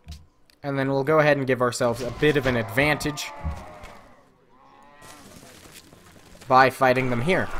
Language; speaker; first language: English; native; English